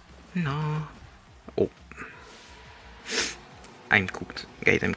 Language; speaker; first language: English; non-native, learner; French